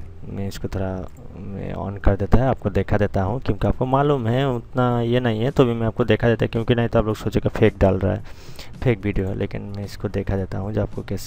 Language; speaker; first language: Hindi; non-native, local second language; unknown